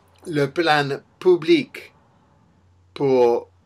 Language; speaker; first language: French; non-native, learner; English